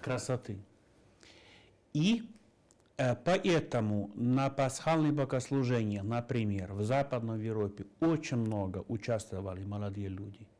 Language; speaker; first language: Russian; non-native, fluent; Finnish